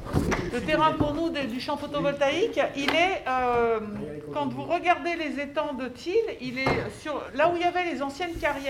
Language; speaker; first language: French; native; French